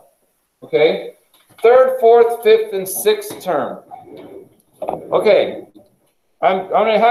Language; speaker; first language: English; native; English